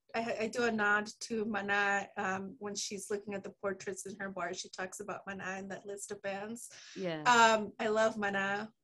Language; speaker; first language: English; early bilingual, other home language; Spanish